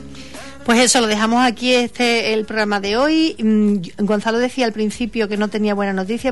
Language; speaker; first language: Spanish; native; Spanish